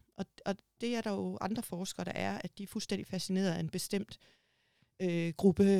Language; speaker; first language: Danish; native; Danish